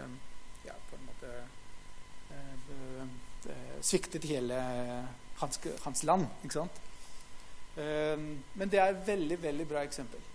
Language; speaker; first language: Norwegian; non-native, fluent; Greek